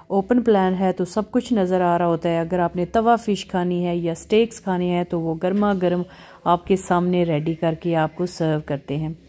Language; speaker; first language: Hindi; native; Hindi